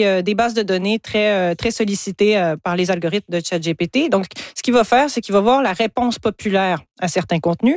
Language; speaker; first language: French; native; French